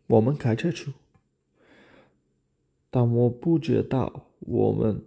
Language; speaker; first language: Chinese; non-native, learner; English